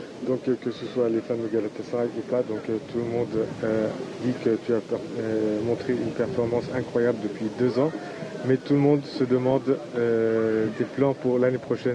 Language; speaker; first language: French; non-native, fluent; Turkish